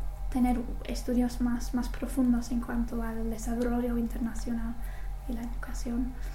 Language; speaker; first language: Spanish; non-native, fluent; English